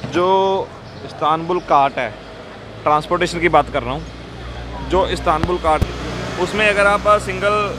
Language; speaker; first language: Hindi; non-native, local second language; Punjabi